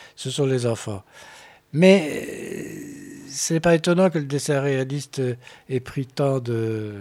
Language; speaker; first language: French; native; French